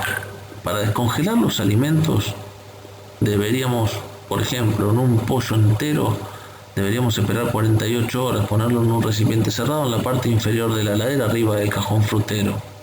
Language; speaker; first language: Spanish; native; Spanish